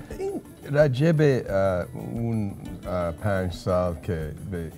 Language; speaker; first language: Persian; non-native, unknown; English